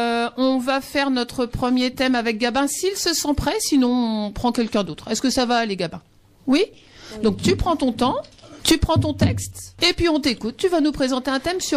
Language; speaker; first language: French; native; French